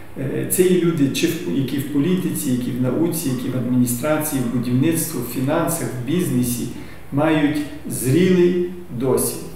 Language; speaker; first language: Ukrainian; early bilingual, heritage; Ukrainian